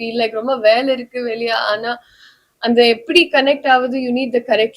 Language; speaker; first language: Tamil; non-native, learner; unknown